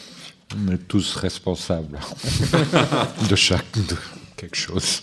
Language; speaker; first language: French; non-native, fluent; Portuguese